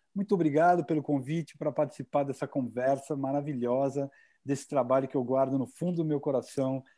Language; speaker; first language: Portuguese; native; Portuguese